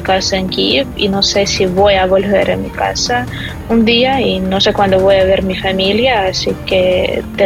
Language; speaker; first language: Spanish; non-native, fluent; Ukrainian